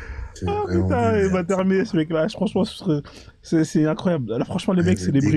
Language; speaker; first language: French; native; French